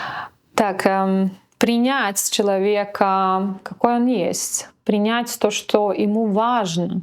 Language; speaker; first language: Russian; non-native, local second language; Latvian